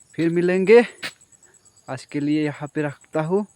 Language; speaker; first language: Hindi; non-native, local second language; Assamese